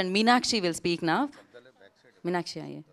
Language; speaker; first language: Telugu; native; Telugu